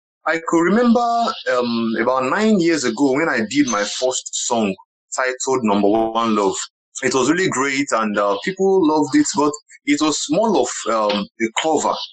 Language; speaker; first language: English; non-native, local second language; Igbo